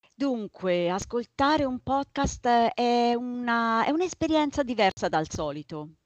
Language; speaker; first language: Italian; native; Italian